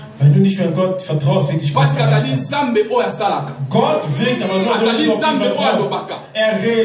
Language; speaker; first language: German; non-native, learner; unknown